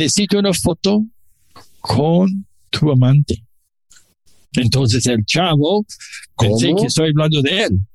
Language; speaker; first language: Spanish; non-native, learner; English